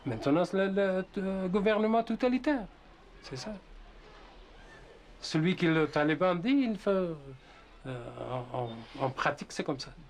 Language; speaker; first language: French; non-native, learner; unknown